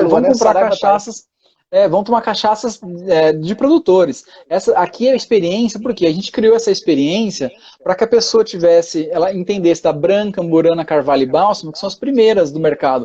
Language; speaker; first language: Portuguese; native; Portuguese